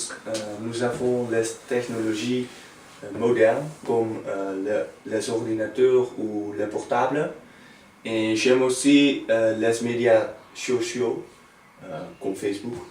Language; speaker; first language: French; non-native, learner; Dutch